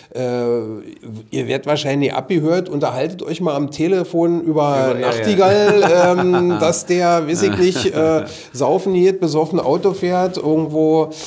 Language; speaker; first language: German; native; German